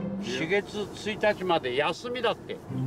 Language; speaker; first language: Japanese; native; Japanese